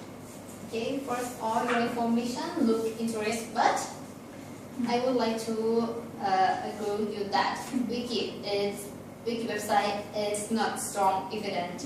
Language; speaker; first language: English; non-native, learner; Thai